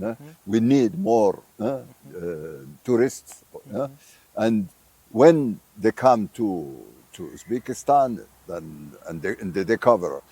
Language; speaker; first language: English; non-native, fluent; Arabic